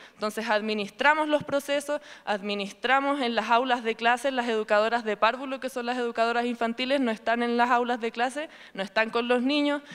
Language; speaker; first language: Spanish; native; Spanish